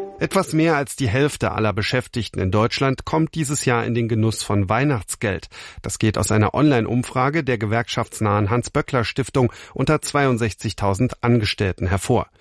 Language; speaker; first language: German; native; German